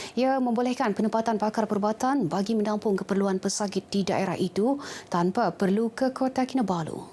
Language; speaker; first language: Malay; native; Malay